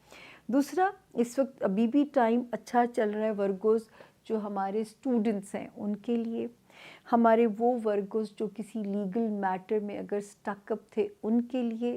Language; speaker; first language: Urdu; native; Urdu